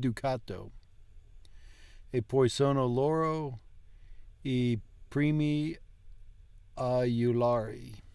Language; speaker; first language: Italian; non-native, learner; English